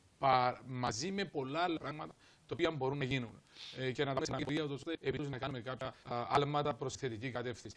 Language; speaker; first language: Greek; native; Greek